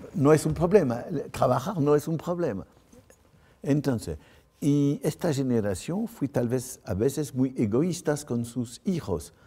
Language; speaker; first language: Spanish; non-native, fluent; French